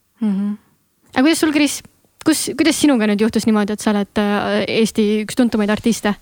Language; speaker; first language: Estonian; native; Estonian